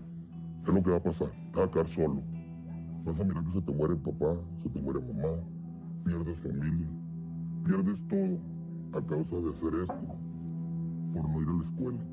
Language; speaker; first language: Spanish; native; Spanish